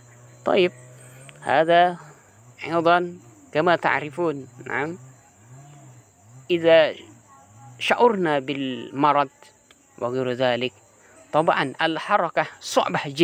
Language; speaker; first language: Arabic; non-native, fluent; Indonesian